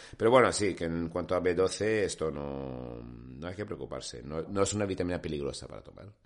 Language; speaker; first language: Spanish; non-native, fluent; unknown